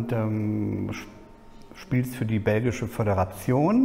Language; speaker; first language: German; native; German